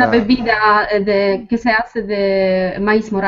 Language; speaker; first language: Spanish; non-native, fluent; Polish